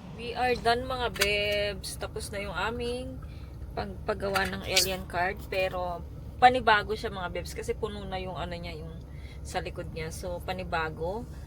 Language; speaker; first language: Filipino; native; Filipino